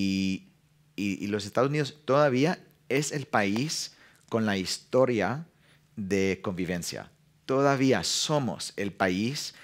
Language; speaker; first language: Spanish; non-native, fluent; English